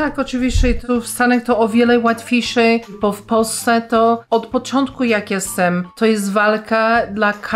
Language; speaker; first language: Polish; non-native, fluent; English